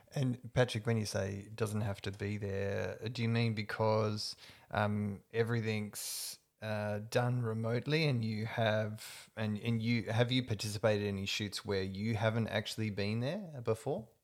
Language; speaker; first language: English; native; English